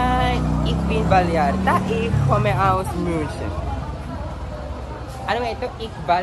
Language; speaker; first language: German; non-native, learner; Filipino